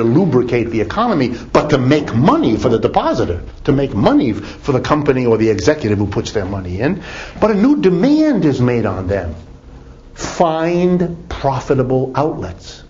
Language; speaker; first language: English; native; English